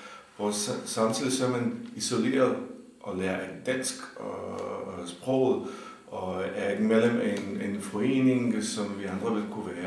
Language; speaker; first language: Danish; non-native, fluent; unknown